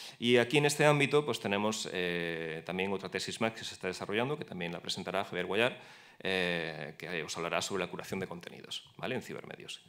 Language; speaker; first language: Spanish; native; Spanish